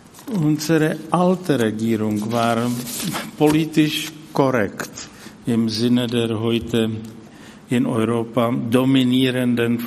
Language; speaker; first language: German; non-native, fluent; Czech